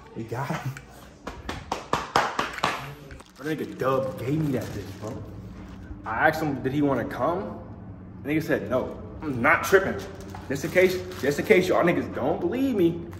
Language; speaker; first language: English; native; English